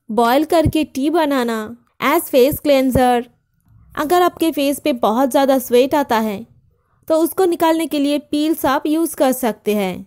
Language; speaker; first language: Hindi; non-native, local second language; Bangla